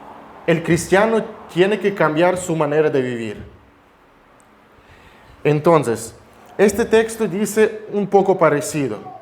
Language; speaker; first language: Spanish; non-native, fluent; Russian